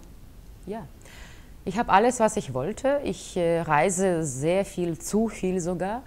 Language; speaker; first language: German; non-native, fluent; Russian